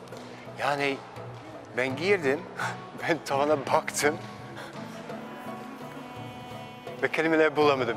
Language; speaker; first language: Turkish; non-native, fluent; Dutch